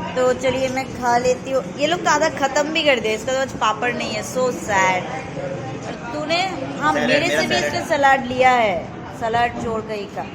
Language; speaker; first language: Hindi; non-native, local second language; Bangla